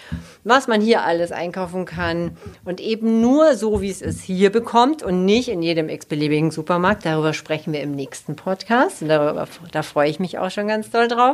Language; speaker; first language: German; native; German